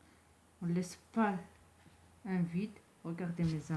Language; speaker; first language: French; non-native, local second language; Arabic